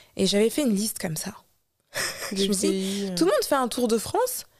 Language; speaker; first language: French; native; French